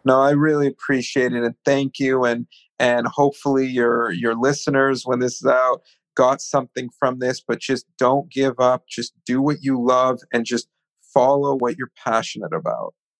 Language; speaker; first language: English; native; English